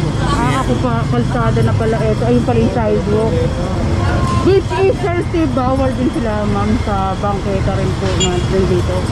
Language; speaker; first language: Filipino; native; Filipino